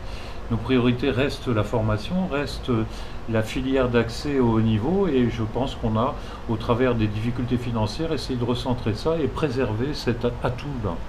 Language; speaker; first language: French; native; French